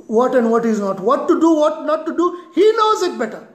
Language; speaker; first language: English; non-native, local second language; Marathi